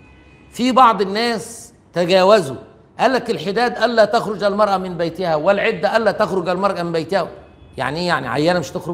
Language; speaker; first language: Arabic; native; Arabic